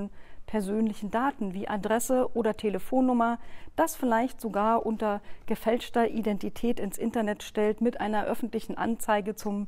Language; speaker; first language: German; native; German